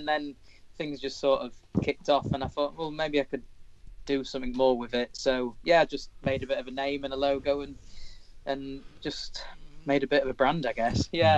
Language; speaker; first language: English; native; English